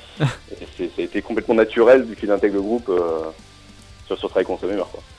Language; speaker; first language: French; native; French